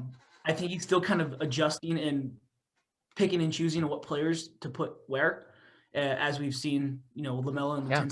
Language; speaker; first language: English; native; English